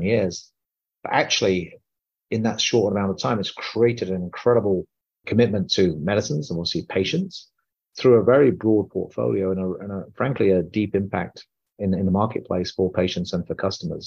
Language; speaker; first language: English; native; English